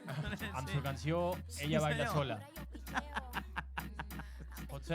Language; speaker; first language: Catalan; non-native, learner; Spanish